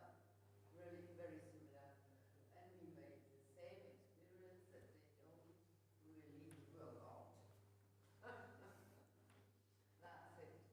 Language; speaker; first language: English; non-native, fluent; German